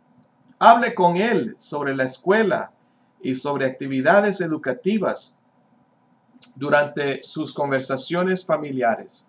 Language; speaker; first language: Spanish; non-native, fluent; English